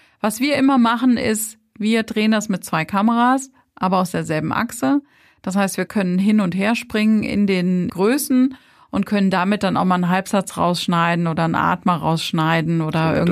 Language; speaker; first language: German; native; German